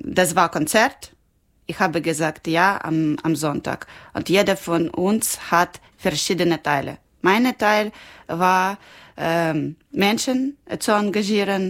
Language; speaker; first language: German; non-native, learner; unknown